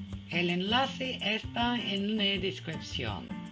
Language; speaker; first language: Spanish; non-native, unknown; English